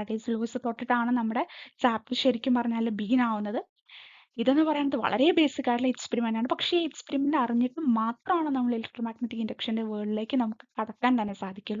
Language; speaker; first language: Malayalam; native; Malayalam